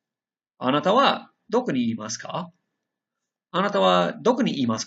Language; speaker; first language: Japanese; non-native, fluent; English